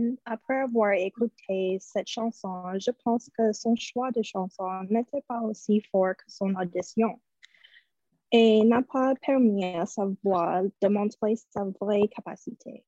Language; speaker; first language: French; non-native, fluent; English